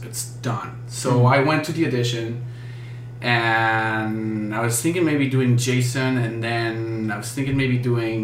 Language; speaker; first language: English; non-native, fluent; Spanish